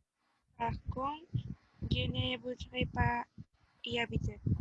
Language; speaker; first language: French; non-native, learner; Spanish